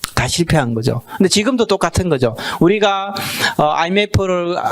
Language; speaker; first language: Korean; native; Korean